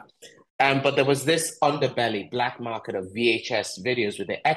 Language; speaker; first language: English; non-native, local second language; Igbo